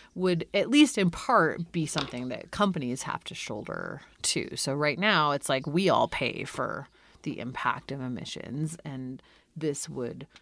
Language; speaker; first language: English; native; English